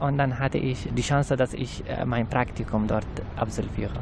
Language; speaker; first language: German; non-native, fluent; Arabic